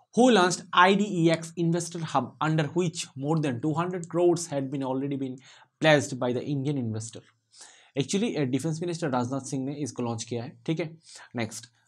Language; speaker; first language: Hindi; non-native, local second language; Bangla